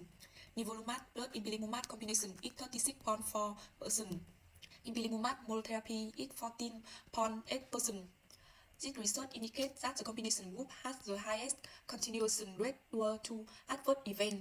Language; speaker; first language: English; non-native, learner; Vietnamese